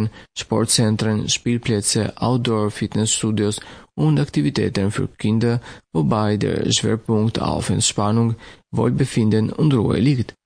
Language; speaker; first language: German; non-native, fluent; Albanian